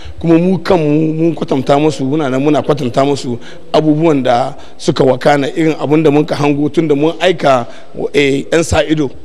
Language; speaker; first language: Hausa; native; Hausa